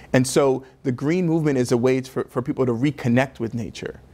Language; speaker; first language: English; native; English